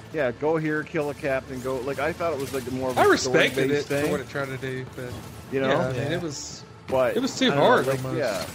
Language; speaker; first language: English; native; English